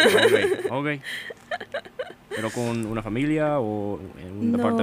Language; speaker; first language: Spanish; non-native, learner; English